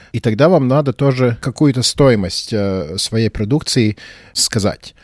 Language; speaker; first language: Russian; non-native, local second language; Latvian